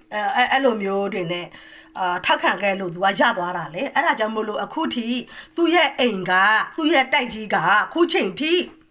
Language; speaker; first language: Burmese; native; Burmese